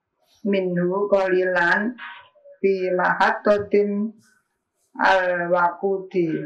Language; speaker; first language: Arabic; non-native, learner; Indonesian